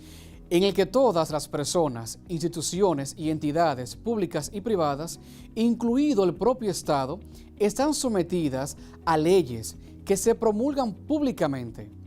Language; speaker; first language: Spanish; native; Spanish